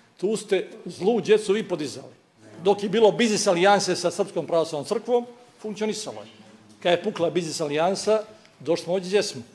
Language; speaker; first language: Serbian; native; Serbian